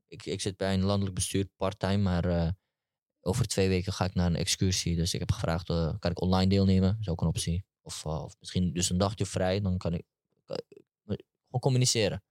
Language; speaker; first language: Dutch; early bilingual, other home language; Turkish